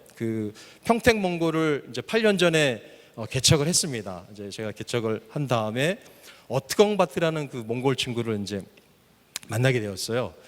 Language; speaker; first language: Korean; native; Korean